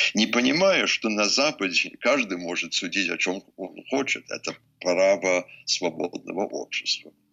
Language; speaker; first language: Russian; early bilingual, heritage; English